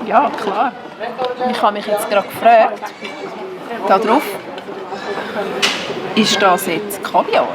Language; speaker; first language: German; native; German